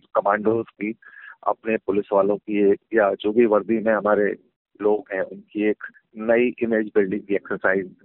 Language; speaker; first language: Hindi; native; Hindi